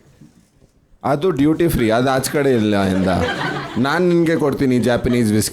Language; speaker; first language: Kannada; non-native, learner; Punjabi